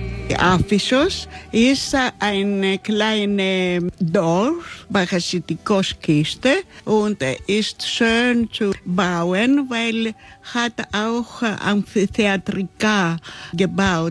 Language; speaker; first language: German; non-native, learner; Greek